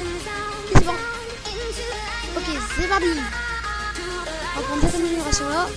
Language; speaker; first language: French; native; French